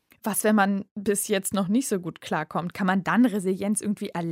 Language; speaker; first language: German; native; German